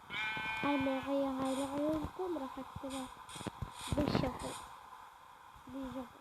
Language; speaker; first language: Arabic; native; Arabic